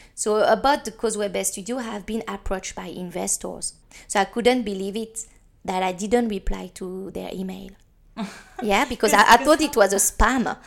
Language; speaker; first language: English; non-native, fluent; French